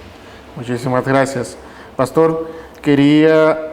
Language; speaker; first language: Spanish; non-native, fluent; Russian